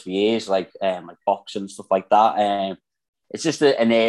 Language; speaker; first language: English; native; English